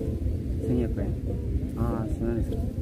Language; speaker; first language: Japanese; non-native, learner; Indonesian